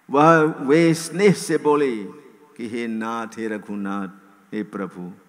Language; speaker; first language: Hindi; non-native, fluent; English